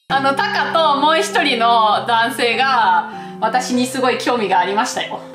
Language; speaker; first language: Japanese; non-native, fluent; German